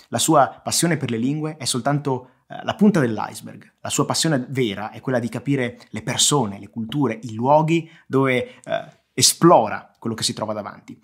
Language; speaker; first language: Italian; native; Italian